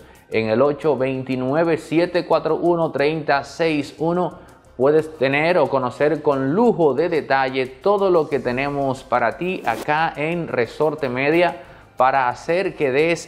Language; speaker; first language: Spanish; native; Spanish